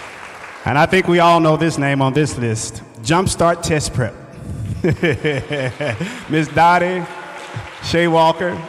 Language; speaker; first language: English; native; English